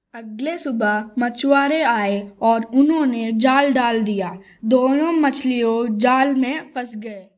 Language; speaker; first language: Hindi; non-native, local second language; Telugu